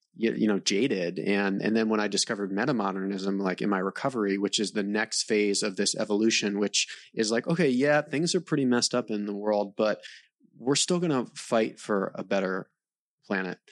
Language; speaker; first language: English; native; English